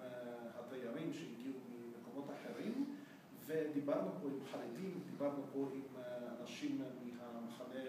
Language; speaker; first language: Hebrew; non-native, fluent; Russian